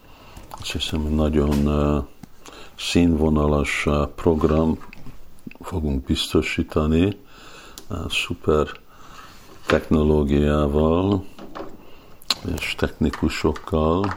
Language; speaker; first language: Hungarian; early bilingual, heritage; Hungarian